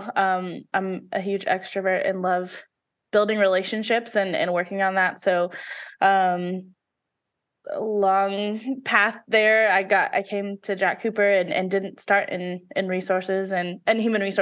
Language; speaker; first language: English; native; English